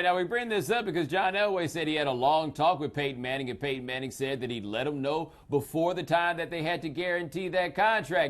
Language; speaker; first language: English; native; English